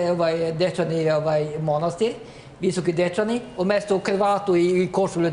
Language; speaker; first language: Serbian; non-native, learner; Norwegian